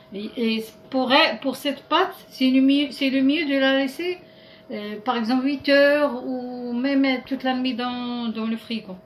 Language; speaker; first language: French; non-native, local second language; Arabic